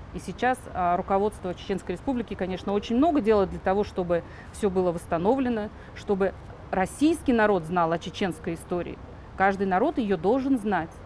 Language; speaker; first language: Russian; native; Russian